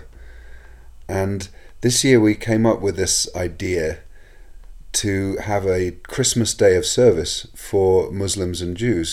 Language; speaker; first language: English; native; English